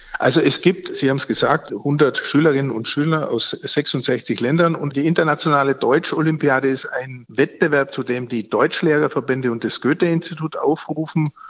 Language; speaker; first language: German; native; German